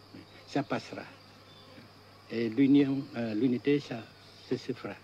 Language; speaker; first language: French; non-native, fluent; Vietnamese